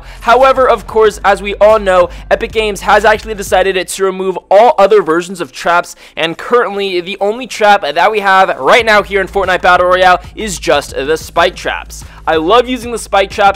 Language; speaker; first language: English; native; English